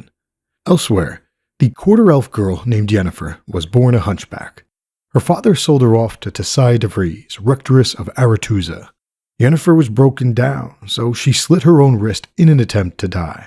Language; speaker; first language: English; native; English